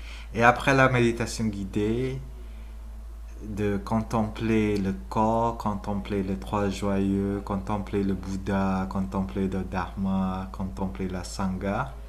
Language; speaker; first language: French; non-native, fluent; Vietnamese